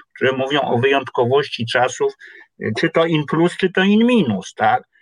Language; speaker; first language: Polish; native; Polish